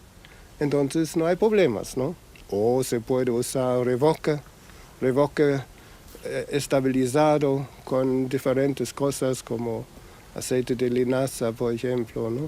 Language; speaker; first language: Spanish; non-native, fluent; German